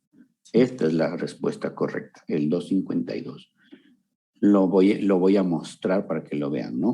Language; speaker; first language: Spanish; native; Spanish